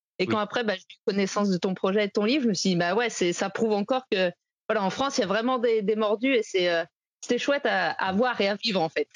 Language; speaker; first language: French; native; French